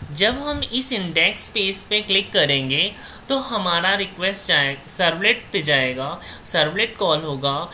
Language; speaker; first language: Hindi; native; Hindi